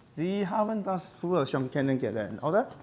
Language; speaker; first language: German; non-native, fluent; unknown